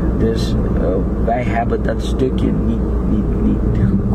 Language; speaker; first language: Dutch; non-native, local second language; Papiamento